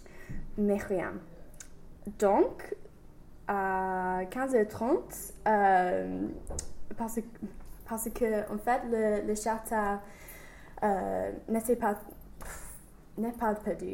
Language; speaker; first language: French; non-native, learner; English